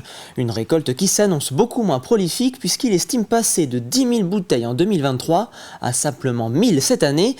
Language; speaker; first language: French; native; French